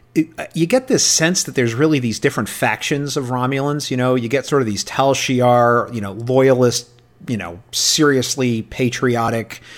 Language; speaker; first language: English; native; English